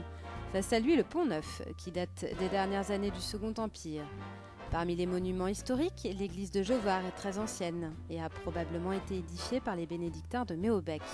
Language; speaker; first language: French; native; French